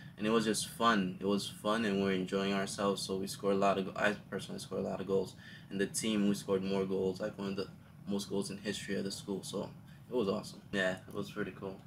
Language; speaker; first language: English; early bilingual, other home language; Haitian Creole